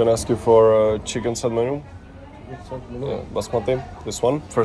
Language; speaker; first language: English; non-native, learner; Czech